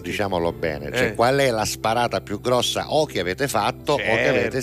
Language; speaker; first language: Italian; native; Italian